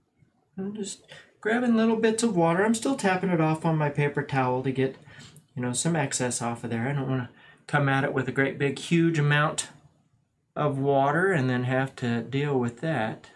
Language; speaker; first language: English; native; English